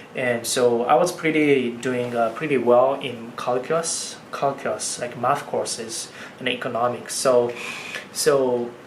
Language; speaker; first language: English; non-native, fluent; Japanese